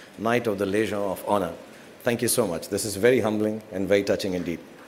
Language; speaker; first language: English; non-native, local second language; Hindi